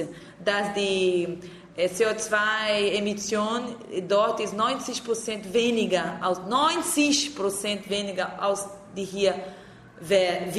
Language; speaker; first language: German; non-native, fluent; Portuguese